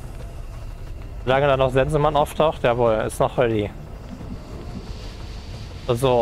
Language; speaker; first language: German; native; German